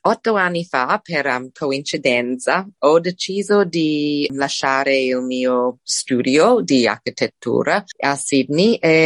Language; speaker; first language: Italian; non-native, fluent; English